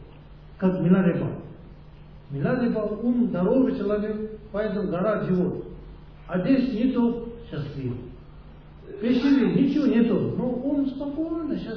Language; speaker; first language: Russian; non-native, learner; Tibetan